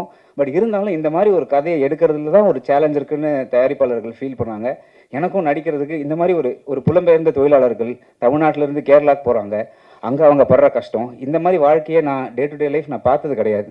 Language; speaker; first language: Tamil; native; Tamil